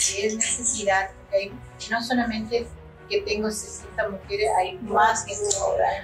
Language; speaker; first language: Spanish; non-native, local second language; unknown